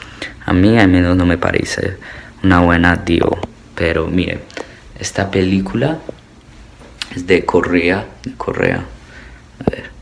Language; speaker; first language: Spanish; early bilingual, heritage; Spanish